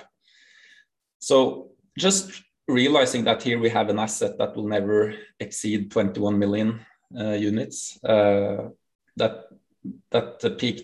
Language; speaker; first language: English; non-native, fluent; Norwegian